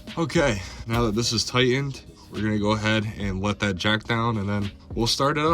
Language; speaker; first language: English; native; English